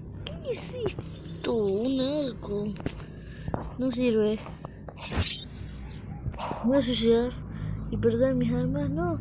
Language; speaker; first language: Spanish; native; Spanish